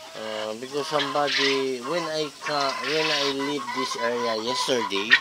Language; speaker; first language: English; non-native, local second language; Filipino